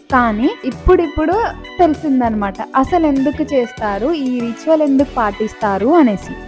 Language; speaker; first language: Telugu; non-native, local second language; Lambadi